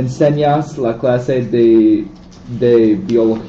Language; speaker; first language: Spanish; non-native, learner; English